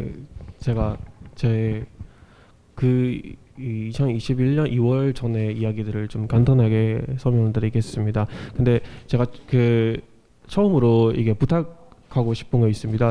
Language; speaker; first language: Korean; non-native, fluent; Burmese